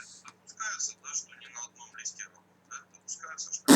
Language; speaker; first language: Russian; native; Russian